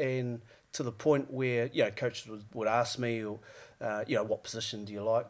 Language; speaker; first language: English; native; English